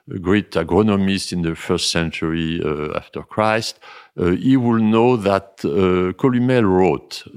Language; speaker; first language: English; non-native, fluent; French